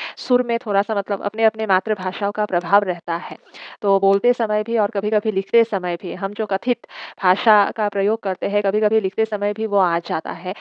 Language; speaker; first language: Hindi; non-native, local second language; Assamese